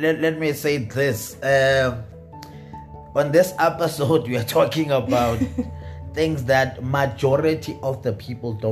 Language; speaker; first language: English; non-native, local second language; Xhosa